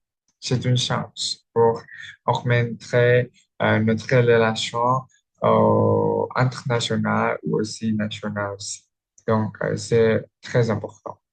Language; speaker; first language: French; non-native, learner; Indonesian